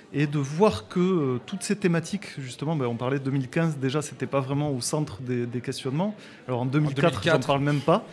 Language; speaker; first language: French; native; French